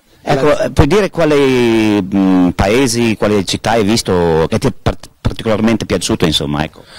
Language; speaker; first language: Italian; native; Italian